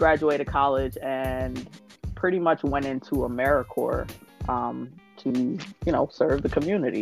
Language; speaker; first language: English; native; English